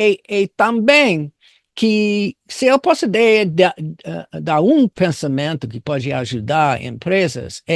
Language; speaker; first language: Portuguese; non-native, fluent; English